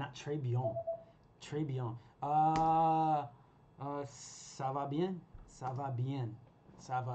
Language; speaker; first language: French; non-native, learner; English